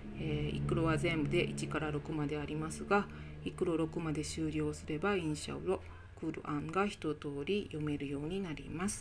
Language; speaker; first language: Japanese; non-native, fluent; Indonesian